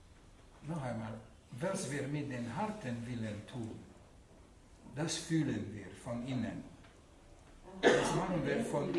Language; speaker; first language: German; non-native, fluent; Hungarian